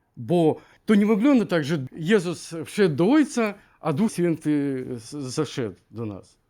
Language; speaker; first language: Ukrainian; non-native, learner; Russian